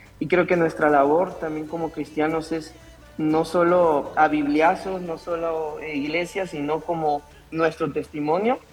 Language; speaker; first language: Spanish; native; Spanish